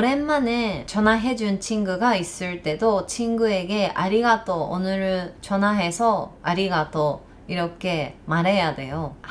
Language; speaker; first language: Korean; non-native, learner; Japanese